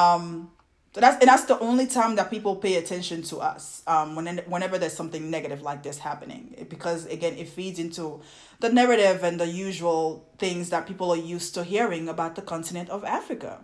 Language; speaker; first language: English; non-native, fluent; French